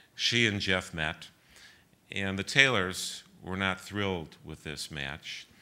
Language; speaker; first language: English; native; English